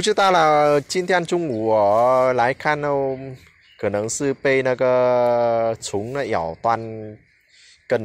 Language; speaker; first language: Chinese; non-native, learner; Vietnamese